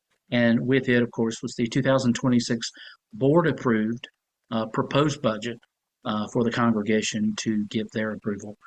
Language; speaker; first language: English; native; English